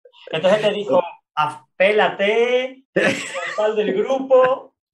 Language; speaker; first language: Spanish; native; Spanish